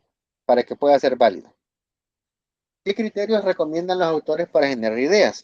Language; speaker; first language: Spanish; native; Spanish